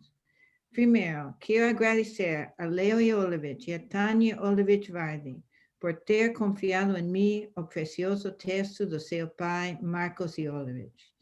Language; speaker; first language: Portuguese; non-native, fluent; English